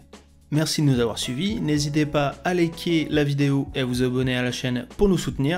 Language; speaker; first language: French; native; French